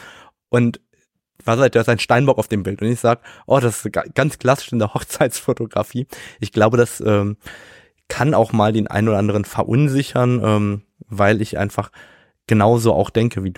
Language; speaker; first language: German; native; German